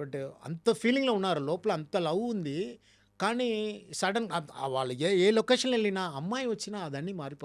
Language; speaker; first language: Telugu; non-native, fluent; Tamil